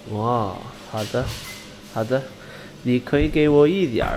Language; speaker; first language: Chinese; non-native, learner; English